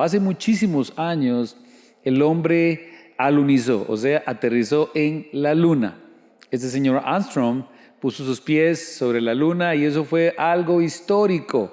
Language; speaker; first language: Spanish; native; Spanish